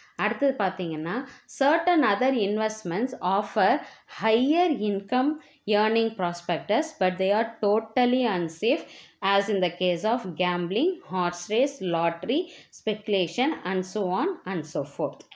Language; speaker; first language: English; non-native, local second language; Tamil